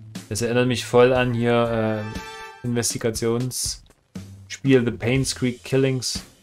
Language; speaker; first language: German; native; German